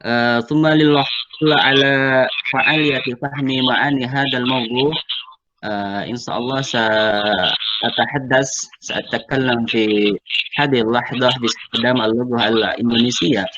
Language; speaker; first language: Arabic; non-native, fluent; Indonesian